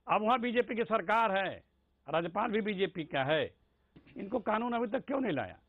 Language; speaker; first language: Hindi; native; Hindi